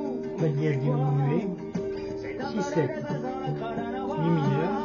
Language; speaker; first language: French; native; French